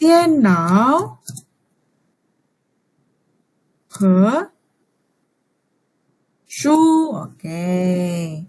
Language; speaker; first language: Chinese; non-native, fluent; Indonesian